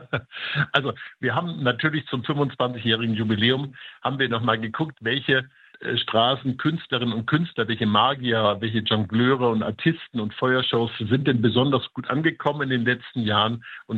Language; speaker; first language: German; native; German